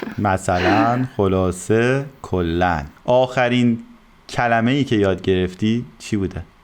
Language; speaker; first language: Persian; native; Persian